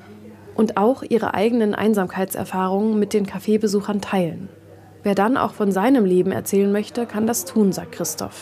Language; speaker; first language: German; native; German